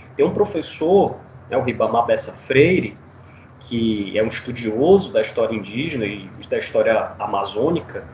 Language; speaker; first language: Portuguese; native; Portuguese